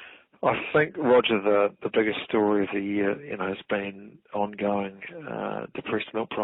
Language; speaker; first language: English; native; English